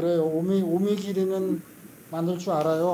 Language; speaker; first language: Korean; native; Korean